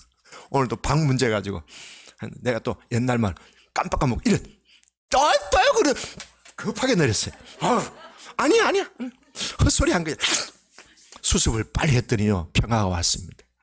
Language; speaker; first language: Korean; native; Korean